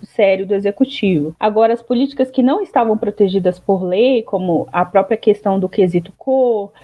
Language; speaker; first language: Portuguese; native; Portuguese